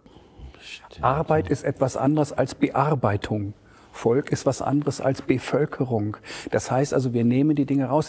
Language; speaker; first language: German; native; German